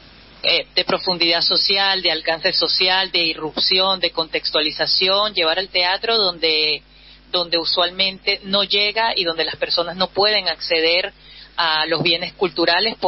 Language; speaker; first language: Spanish; native; Spanish